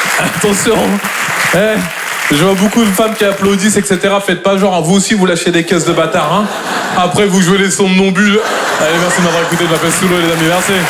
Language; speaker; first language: French; native; French